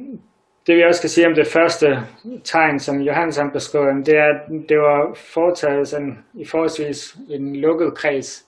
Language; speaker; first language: Danish; native; Danish